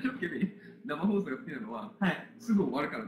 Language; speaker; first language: Japanese; native; Japanese